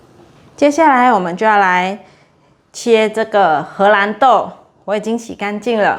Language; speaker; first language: Chinese; native; Chinese